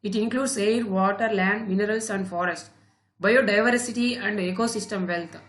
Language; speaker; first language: English; non-native, local second language; Telugu